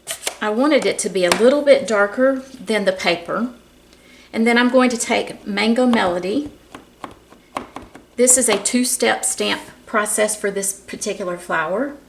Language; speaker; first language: English; native; English